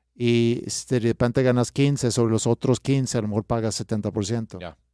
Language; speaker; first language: Spanish; non-native, fluent; Swedish